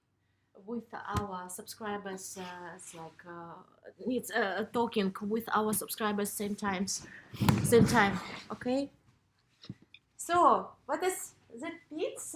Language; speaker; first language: English; non-native, learner; Russian